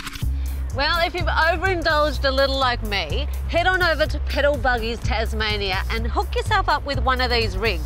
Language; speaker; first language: English; native; English